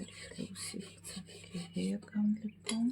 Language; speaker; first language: Hebrew; non-native, fluent; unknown